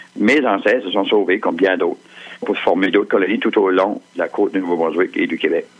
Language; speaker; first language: French; native; French